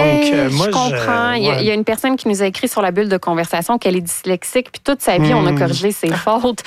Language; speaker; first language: French; native; French